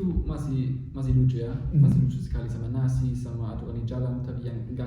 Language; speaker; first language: Indonesian; non-native, fluent; German